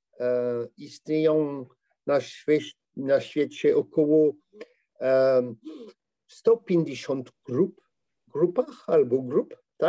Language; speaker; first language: Polish; non-native, learner; French